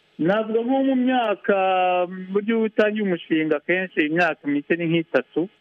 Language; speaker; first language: Kinyarwanda; early bilingual, heritage; Kinyarwanda